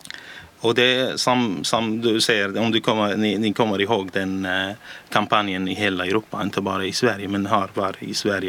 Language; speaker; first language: Swedish; non-native, learner; Arabic